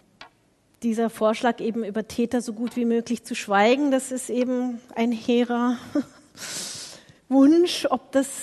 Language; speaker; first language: German; native; German